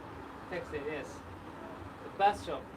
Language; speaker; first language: English; non-native, learner; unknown